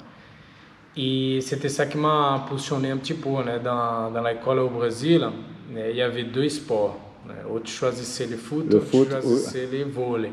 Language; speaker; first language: French; non-native, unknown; Portuguese